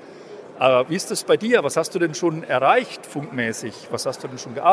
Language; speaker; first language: German; native; German